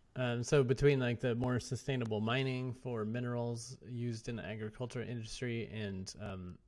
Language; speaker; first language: English; native; English